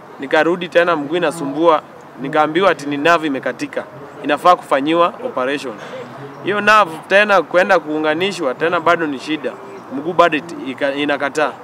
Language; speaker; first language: Swahili; native; Swahili